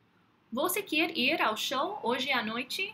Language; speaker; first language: Portuguese; non-native, fluent; English